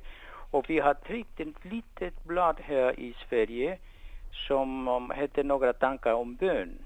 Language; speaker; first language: Swedish; non-native, fluent; Spanish